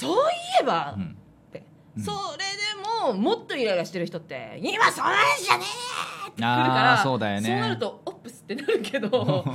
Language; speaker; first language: Japanese; native; Japanese